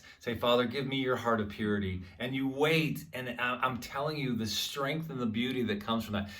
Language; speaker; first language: English; native; English